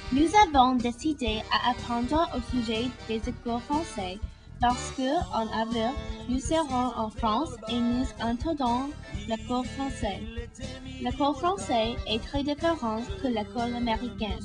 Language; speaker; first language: French; non-native, learner; English